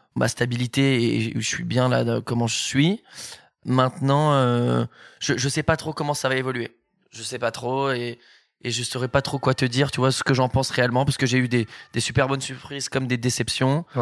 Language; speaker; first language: French; native; French